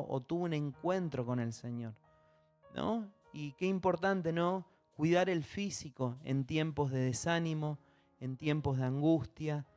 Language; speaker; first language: Spanish; native; Spanish